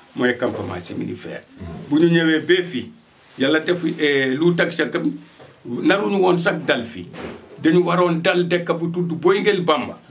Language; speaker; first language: Wolof; non-native, local second language; Fula